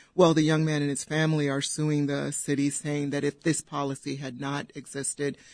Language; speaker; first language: English; native; English